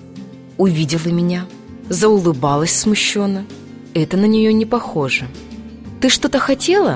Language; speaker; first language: Russian; native; Russian